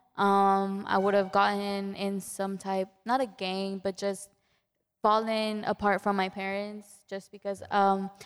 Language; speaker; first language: English; early bilingual, other home language; Spanish